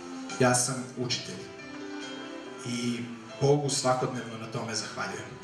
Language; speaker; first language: Serbian; native; Serbian